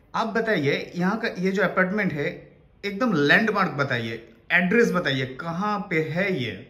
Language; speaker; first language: Hindi; non-native, local second language; Bangla